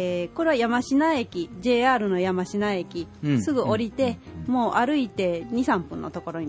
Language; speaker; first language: Japanese; native; Japanese